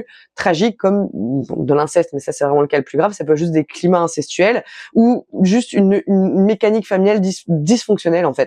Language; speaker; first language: French; native; French